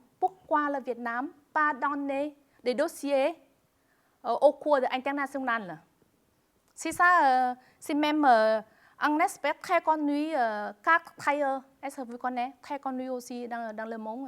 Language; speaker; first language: French; non-native, fluent; Vietnamese